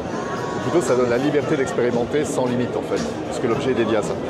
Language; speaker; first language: French; native; French